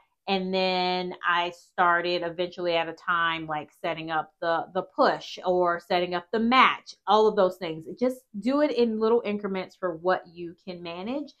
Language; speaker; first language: English; native; English